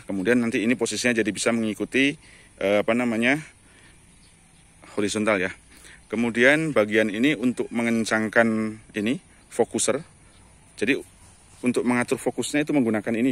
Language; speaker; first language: Indonesian; native; Indonesian